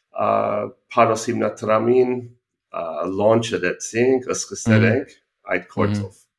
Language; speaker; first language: Armenian; early bilingual, heritage; Armenian